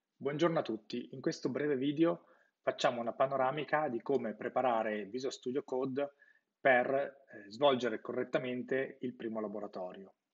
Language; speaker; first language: Italian; native; Italian